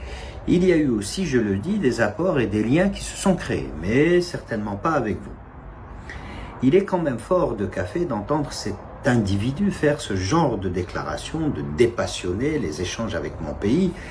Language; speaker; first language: French; non-native, local second language; Kabyle